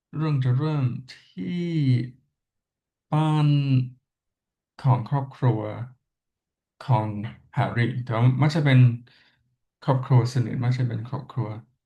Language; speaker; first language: Thai; non-native, learner; English